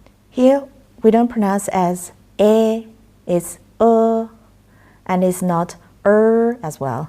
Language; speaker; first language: English; non-native, fluent; Chinese